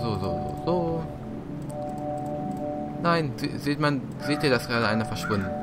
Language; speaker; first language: German; native; German